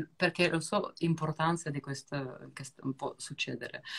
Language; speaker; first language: Italian; non-native, fluent; Russian